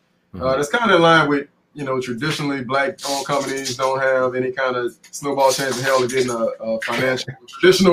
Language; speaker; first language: English; native; English